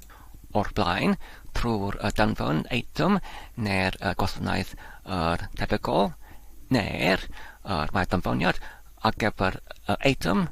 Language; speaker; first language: Welsh; non-native, learner; English